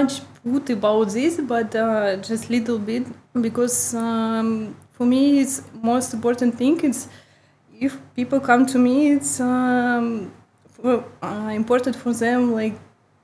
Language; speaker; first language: English; non-native, learner; Russian